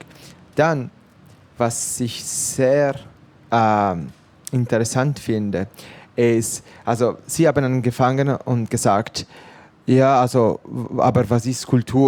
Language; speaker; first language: German; non-native, fluent; Italian